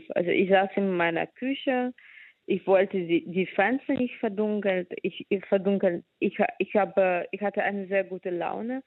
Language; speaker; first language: German; non-native, fluent; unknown